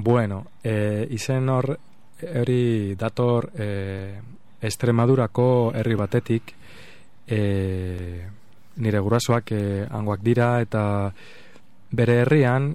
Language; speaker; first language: Basque; non-native, local second language; Spanish